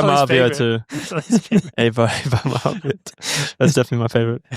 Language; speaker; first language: English; native; English